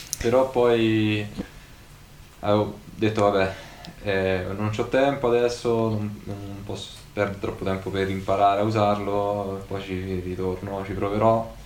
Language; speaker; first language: Italian; native; Italian